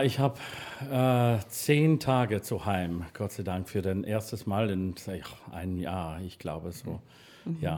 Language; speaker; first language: German; non-native, learner; English